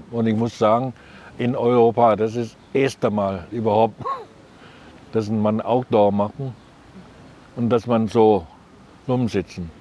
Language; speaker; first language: German; non-native, learner; Thai